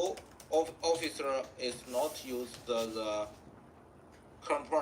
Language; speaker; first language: English; non-native, learner; Chinese